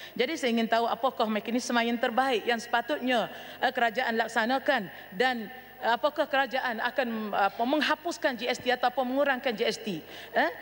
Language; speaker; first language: Malay; native; Malay